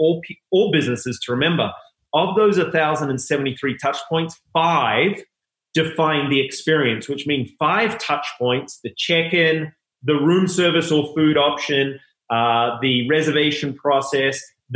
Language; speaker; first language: English; native; English